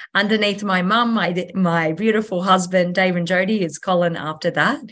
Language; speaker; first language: English; native; English